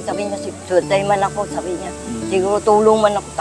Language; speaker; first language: Filipino; non-native, learner; Vietnamese